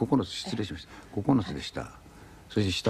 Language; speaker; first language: Japanese; native; Japanese